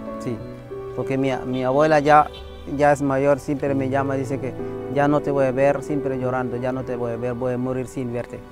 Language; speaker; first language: Spanish; non-native, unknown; Wolof